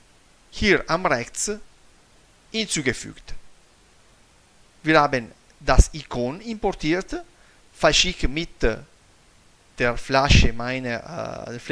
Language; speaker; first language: German; non-native, fluent; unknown